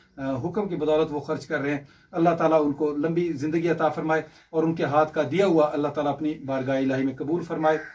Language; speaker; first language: Urdu; non-native, local second language; Punjabi